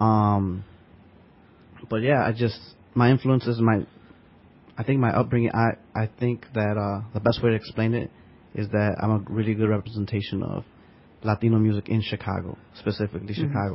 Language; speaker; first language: English; early bilingual, other home language; Spanish